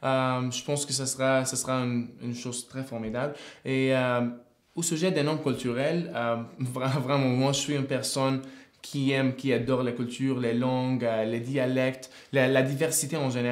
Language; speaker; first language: French; non-native, fluent; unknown